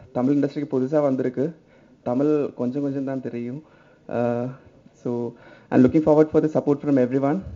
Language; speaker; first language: Tamil; non-native, learner; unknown